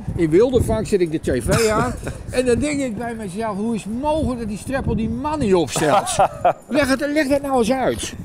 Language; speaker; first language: Dutch; native; Dutch